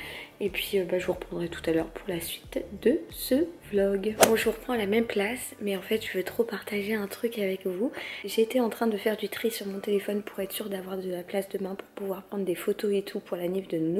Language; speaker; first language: French; native; French